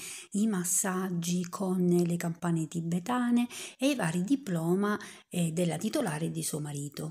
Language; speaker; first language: Italian; native; Italian